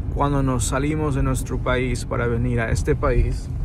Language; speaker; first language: Spanish; early bilingual, heritage; Spanish